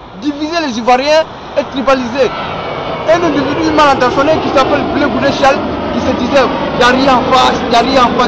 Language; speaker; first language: French; non-native, local second language; Dyula